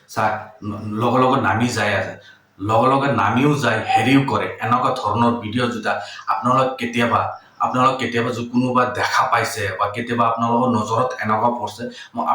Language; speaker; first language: Assamese; non-native, local second language; Bangla